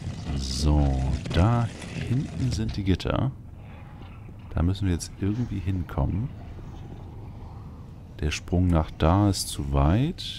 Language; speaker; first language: German; native; German